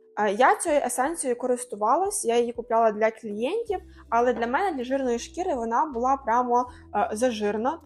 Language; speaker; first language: Ukrainian; non-native, local second language; Russian